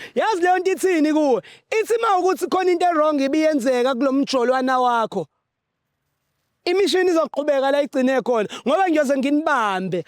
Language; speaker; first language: Zulu; native; Zulu